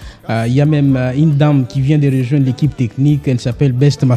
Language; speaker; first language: French; non-native, local second language; Lingala